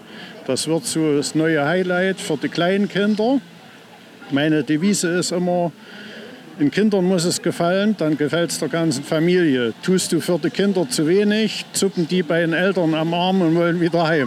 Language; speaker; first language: German; native; German